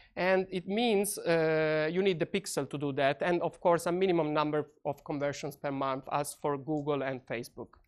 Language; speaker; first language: English; non-native, fluent; Italian